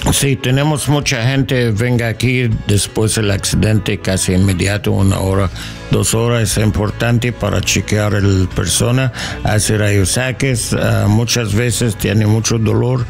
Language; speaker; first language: Spanish; non-native, learner; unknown